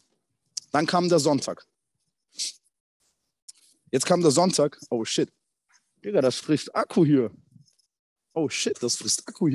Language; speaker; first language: German; native; German